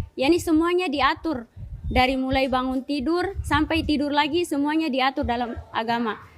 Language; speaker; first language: Indonesian; non-native, local second language; Tetum